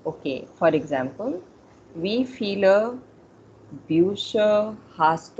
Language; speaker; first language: German; non-native, fluent; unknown